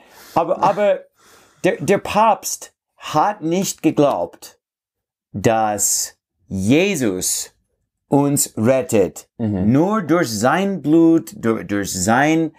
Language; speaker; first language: German; non-native, fluent; English